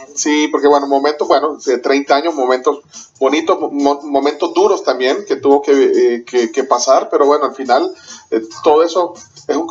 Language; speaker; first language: Spanish; native; Spanish